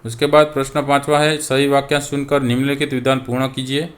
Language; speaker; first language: Hindi; non-native, local second language; Gujarati